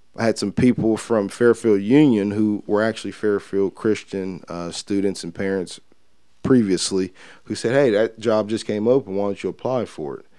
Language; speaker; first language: English; native; English